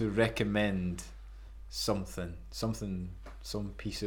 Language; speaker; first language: English; native; English